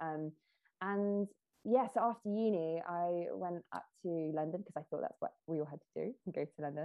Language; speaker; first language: English; native; English